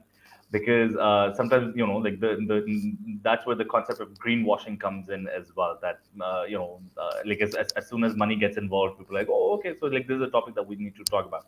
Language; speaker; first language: English; non-native, local second language; Urdu